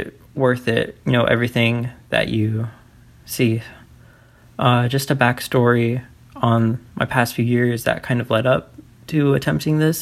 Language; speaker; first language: English; native; English